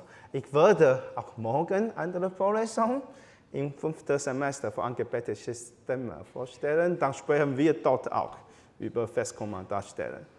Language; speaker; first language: German; non-native, fluent; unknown